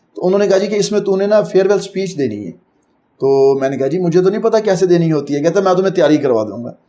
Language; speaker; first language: Urdu; non-native, local second language; Punjabi